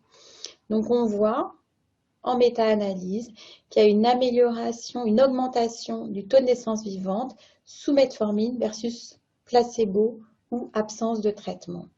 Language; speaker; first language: French; native; French